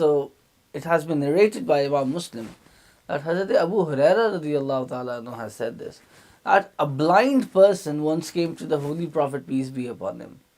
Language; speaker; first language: English; non-native, local second language; Urdu